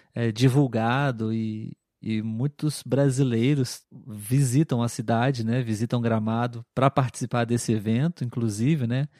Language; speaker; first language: Portuguese; native; Portuguese